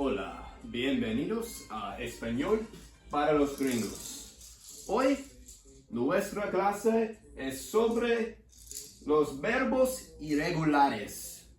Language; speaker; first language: Spanish; non-native, fluent; English